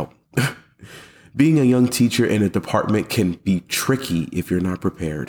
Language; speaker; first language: English; native; English